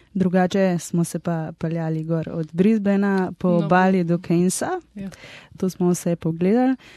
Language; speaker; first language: Slovenian; native; Slovenian